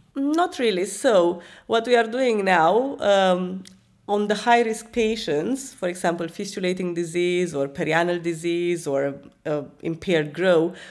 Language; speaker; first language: English; non-native, fluent; Romanian